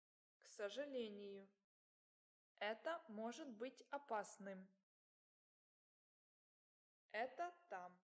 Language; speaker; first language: Russian; non-native, learner; English